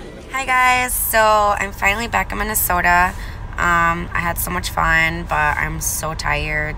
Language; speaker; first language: English; early bilingual, other home language; Spanish